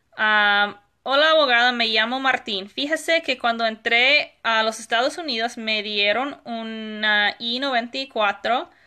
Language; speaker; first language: Spanish; non-native, fluent; English